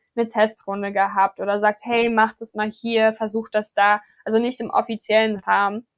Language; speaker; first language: German; non-native, fluent; English